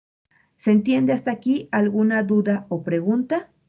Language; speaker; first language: Spanish; native; Spanish